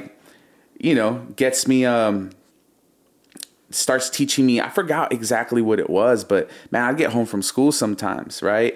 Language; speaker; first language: English; early bilingual, other home language; Spanish